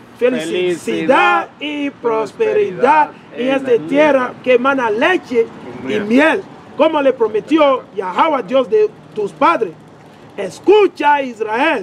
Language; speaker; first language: Spanish; non-native, learner; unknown